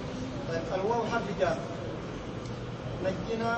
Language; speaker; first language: Arabic; non-native, learner; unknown